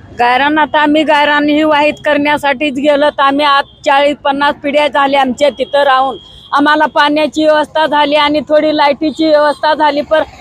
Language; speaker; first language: Marathi; native; Marathi